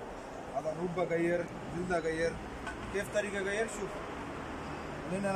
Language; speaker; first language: Arabic; non-native, learner; Malay